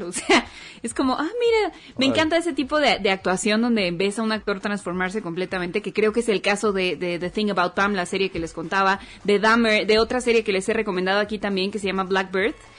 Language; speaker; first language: Spanish; native; Spanish